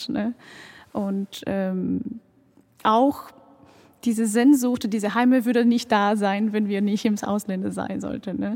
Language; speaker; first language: German; non-native, fluent; Portuguese